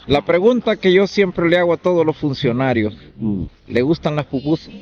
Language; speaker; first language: Spanish; native; Spanish